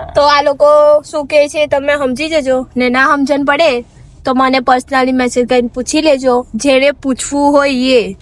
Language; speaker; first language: Gujarati; native; Gujarati